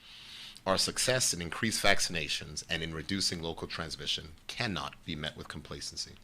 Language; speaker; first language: English; native; English